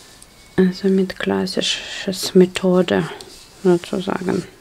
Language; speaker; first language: German; non-native, learner; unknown